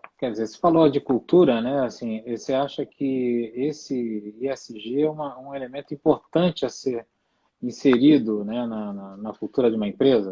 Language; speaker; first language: Portuguese; native; Portuguese